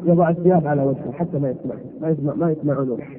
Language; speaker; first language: Arabic; native; Arabic